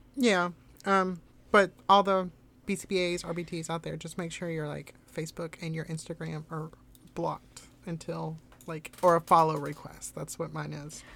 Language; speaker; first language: English; early bilingual, other home language; German